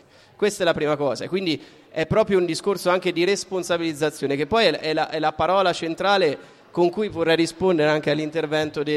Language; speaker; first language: Italian; native; Italian